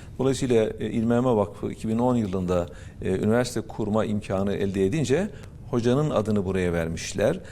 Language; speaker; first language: Turkish; native; Turkish